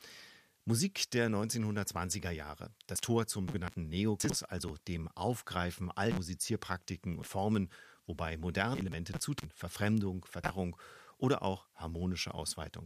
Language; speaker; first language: German; native; German